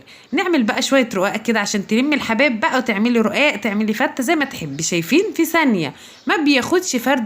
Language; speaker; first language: Arabic; native; Arabic